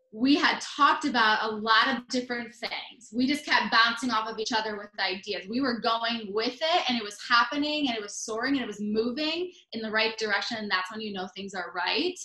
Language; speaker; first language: English; native; English